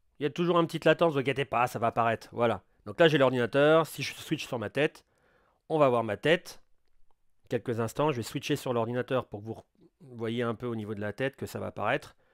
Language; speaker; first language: French; native; French